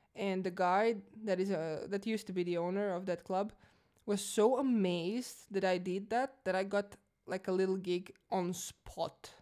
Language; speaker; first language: English; non-native, fluent; Croatian